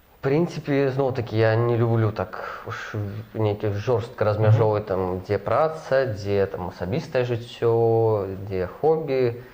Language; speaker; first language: Belarusian; non-native, local second language; Russian